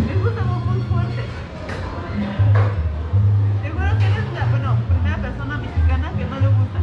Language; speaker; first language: Spanish; native; Spanish